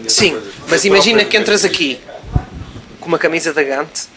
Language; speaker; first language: Portuguese; native; Portuguese